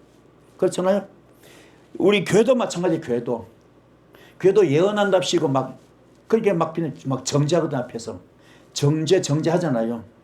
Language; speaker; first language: Korean; native; Korean